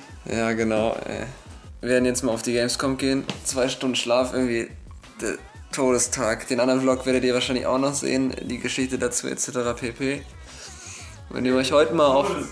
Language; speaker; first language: German; native; German